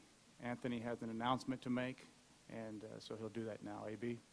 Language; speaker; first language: English; native; English